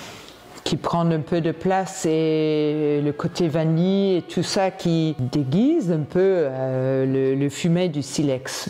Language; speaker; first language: French; non-native, fluent; English